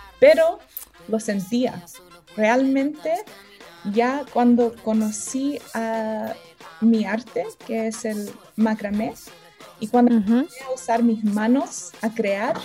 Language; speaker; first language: Spanish; early bilingual, heritage; Spanish